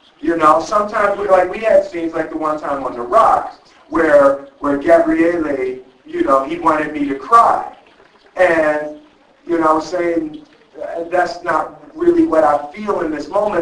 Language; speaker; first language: English; native; English